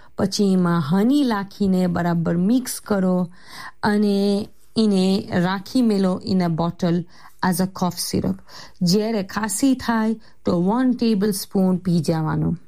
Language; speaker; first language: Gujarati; early bilingual, heritage; Gujarati